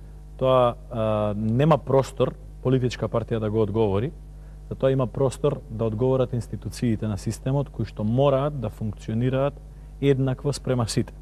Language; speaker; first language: Macedonian; native; Macedonian